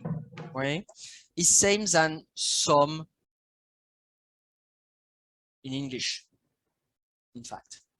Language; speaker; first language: English; non-native, learner; French